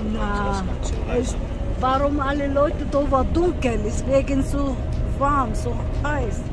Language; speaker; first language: German; non-native, learner; Filipino